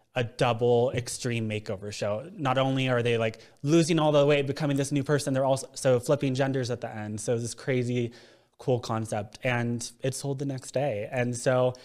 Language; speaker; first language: English; native; English